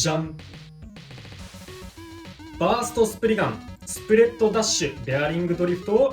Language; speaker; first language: Japanese; native; Japanese